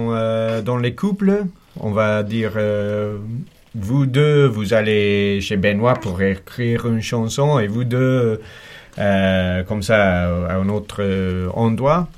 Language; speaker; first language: French; non-native, fluent; English